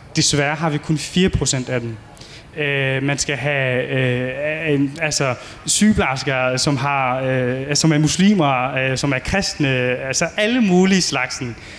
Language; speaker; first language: Danish; early bilingual, other home language; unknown